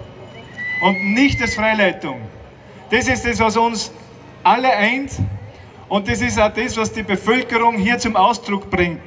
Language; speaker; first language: German; native; German